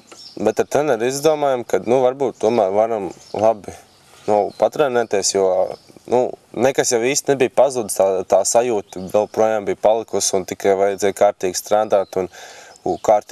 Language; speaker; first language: Latvian; native; Latvian